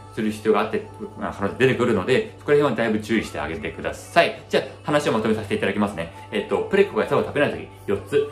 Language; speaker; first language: Japanese; early bilingual, heritage; Japanese